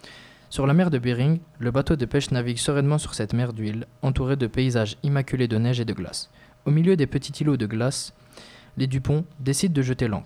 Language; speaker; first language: French; native; French